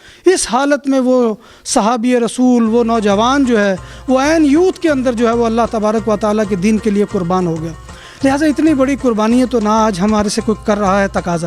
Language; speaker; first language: Urdu; native; Urdu